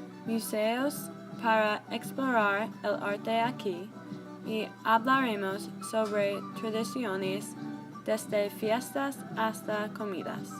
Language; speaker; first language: Spanish; non-native, learner; English